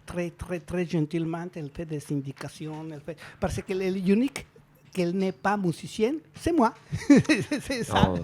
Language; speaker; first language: French; non-native, learner; Spanish